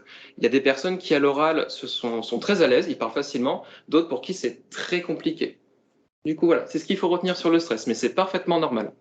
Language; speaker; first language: French; native; French